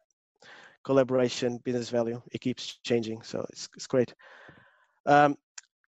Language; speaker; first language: English; non-native, fluent; Portuguese